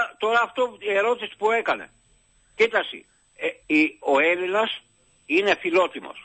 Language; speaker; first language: Greek; non-native, learner; Albanian